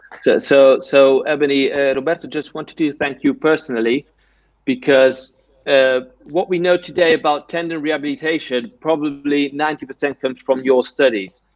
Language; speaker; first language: English; non-native, fluent; Italian